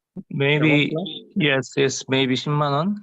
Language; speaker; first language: English; non-native, learner; Korean